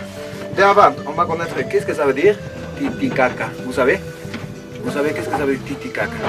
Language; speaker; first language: French; non-native, learner; Spanish